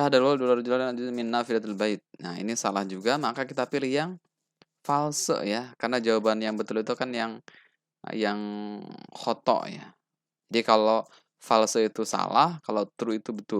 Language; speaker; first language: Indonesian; native; Indonesian